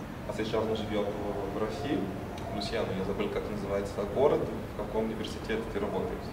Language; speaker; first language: Russian; non-native, fluent; Portuguese